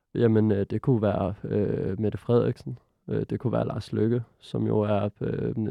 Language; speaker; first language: Danish; early bilingual, other home language; Arabic